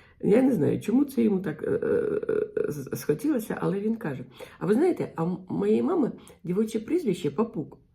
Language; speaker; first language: Ukrainian; non-native, local second language; Russian